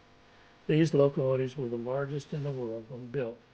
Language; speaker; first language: English; native; English